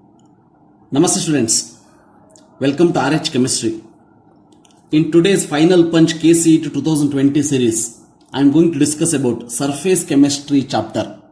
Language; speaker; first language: English; non-native, local second language; Kannada